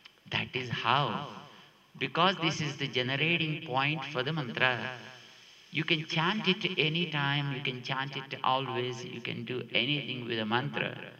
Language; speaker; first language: English; non-native, local second language; Telugu